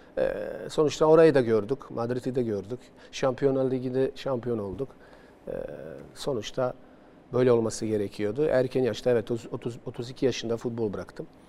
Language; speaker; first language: Turkish; non-native, fluent; Bosnian